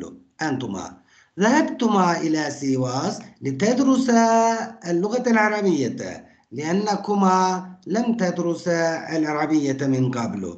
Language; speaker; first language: Arabic; non-native, fluent; Turkish